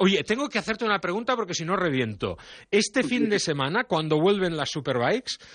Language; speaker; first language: Spanish; non-native, local second language; Catalan